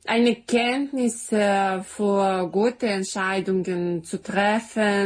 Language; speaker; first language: German; non-native, learner; Serbian